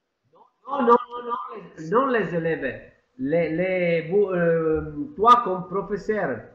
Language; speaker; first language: French; non-native, learner; Italian